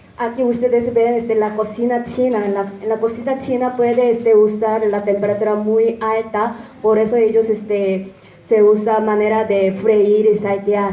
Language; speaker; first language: Spanish; non-native, fluent; Korean